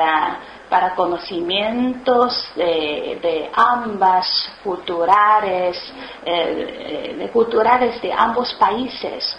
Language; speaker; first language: Spanish; non-native, learner; Chinese